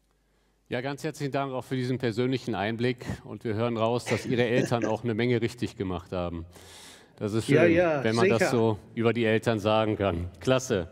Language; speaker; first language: German; native; German